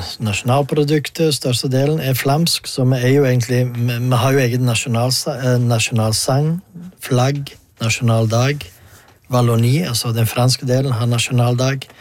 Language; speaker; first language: Norwegian; non-native, fluent; Dutch